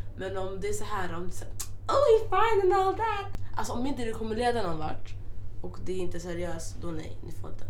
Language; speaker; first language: Swedish; early bilingual, other home language; Somali